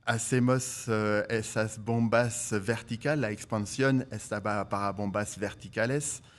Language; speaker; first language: Spanish; non-native, fluent; French